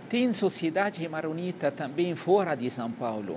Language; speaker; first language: Portuguese; non-native, fluent; Arabic